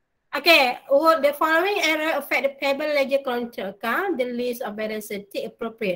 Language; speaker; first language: English; non-native, local second language; Malay